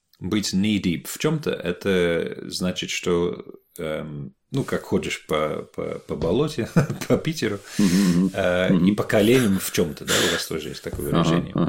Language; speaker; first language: Russian; non-native, fluent; English